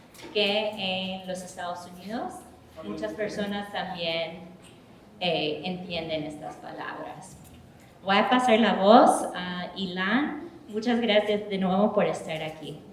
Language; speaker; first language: Spanish; early bilingual, heritage; English